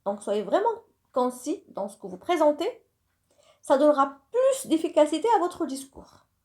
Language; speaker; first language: French; non-native, local second language; Arabic